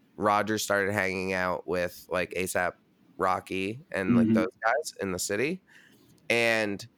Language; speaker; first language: English; native; English